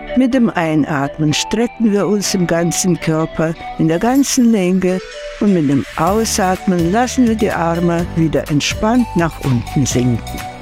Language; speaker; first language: German; non-native, fluent; Russian